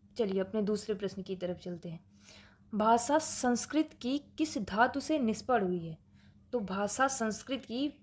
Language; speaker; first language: Hindi; native; Hindi